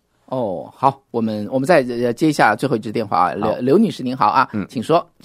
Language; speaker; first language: Chinese; native; Chinese